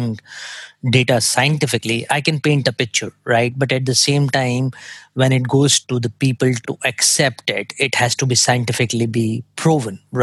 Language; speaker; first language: English; non-native, local second language; Hindi